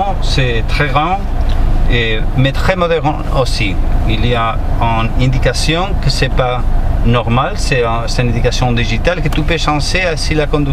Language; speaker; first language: French; non-native, learner; Spanish